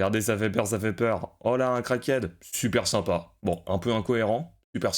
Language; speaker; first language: French; native; French